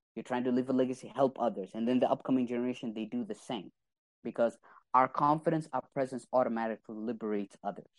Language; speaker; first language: English; non-native, fluent; Arabic